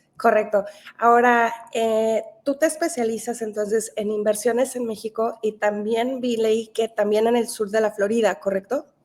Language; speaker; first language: Spanish; native; Spanish